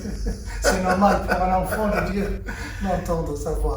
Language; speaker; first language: French; early bilingual, heritage; French